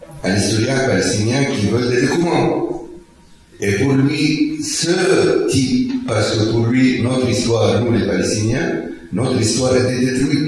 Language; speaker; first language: French; non-native, fluent; Arabic